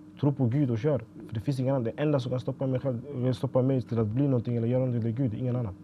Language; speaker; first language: Swedish; early bilingual, other home language; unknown